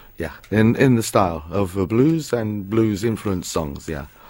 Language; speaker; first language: English; native; English